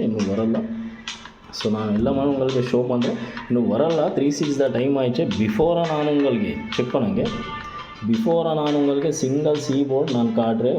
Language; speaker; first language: Tamil; non-native, learner; Kannada